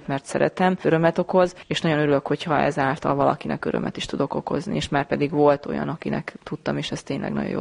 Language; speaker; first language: Hungarian; native; Hungarian